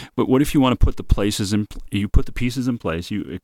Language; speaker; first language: English; native; English